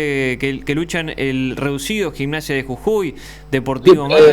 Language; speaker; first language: Spanish; native; Spanish